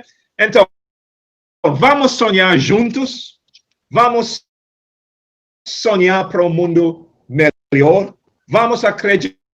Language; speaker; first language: Portuguese; non-native, fluent; English